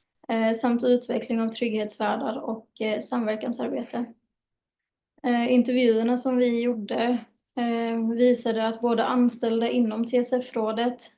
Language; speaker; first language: Swedish; native; Swedish